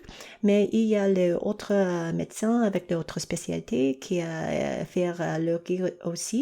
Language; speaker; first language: French; non-native, local second language; English